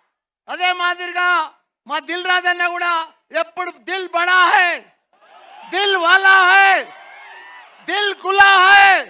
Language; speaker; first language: Telugu; native; Telugu